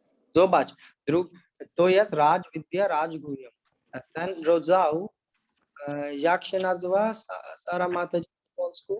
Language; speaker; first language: Polish; non-native, learner; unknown